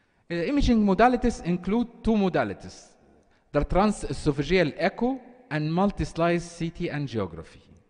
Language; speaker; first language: English; non-native, fluent; Arabic